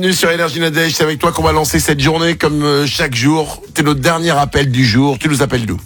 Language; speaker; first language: French; native; French